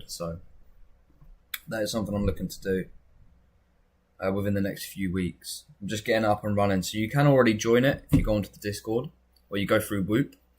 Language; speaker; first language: English; native; English